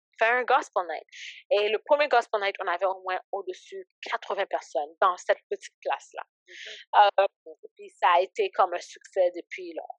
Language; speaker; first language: French; early bilingual, other home language; Haitian Creole